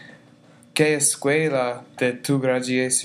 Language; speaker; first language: Spanish; non-native, learner; English